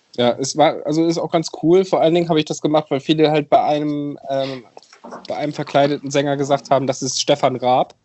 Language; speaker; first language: German; native; German